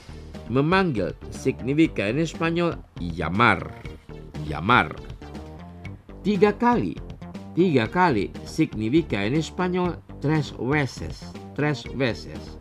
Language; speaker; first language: Spanish; non-native, fluent; Indonesian